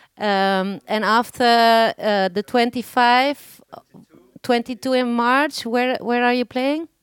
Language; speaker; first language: English; non-native, learner; Spanish